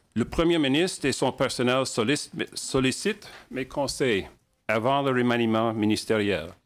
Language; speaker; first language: French; non-native, local second language; English